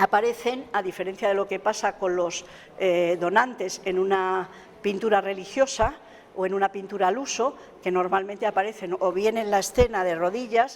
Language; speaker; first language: Spanish; native; Spanish